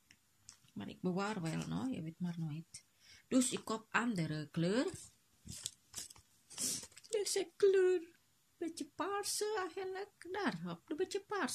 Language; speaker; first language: Dutch; non-native, local second language; Indonesian